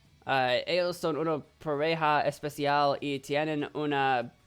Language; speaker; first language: Spanish; non-native, learner; English